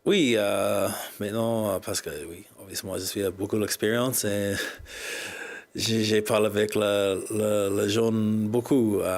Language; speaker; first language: French; non-native, learner; English